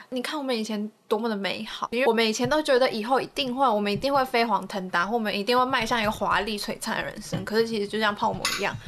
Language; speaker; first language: Chinese; native; Chinese